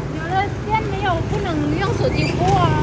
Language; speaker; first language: Chinese; non-native, learner; Lao